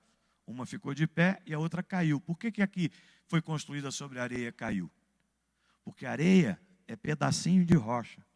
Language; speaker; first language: Portuguese; native; Portuguese